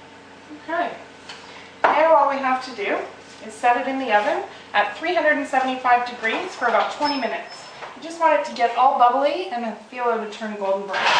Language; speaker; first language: English; native; English